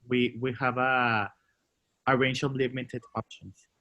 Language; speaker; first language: English; non-native, learner; Spanish